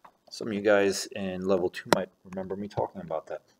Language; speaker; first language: English; native; English